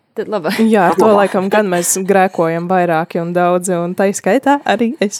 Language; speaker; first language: Latvian; native; Latvian